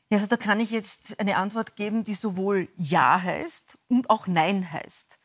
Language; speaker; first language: German; native; German